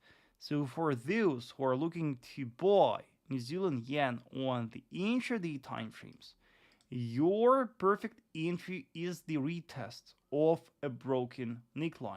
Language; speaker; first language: English; non-native, fluent; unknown